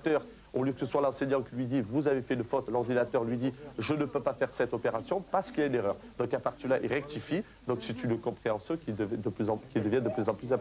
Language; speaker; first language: French; native; French